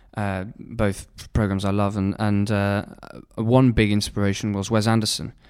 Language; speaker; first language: English; native; English